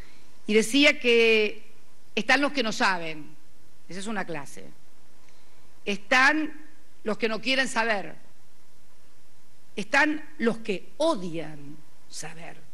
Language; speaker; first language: Spanish; native; Spanish